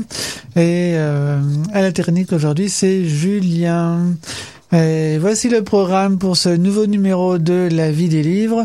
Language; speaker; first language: French; native; French